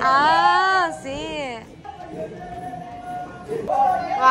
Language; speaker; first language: Spanish; non-native, learner; Japanese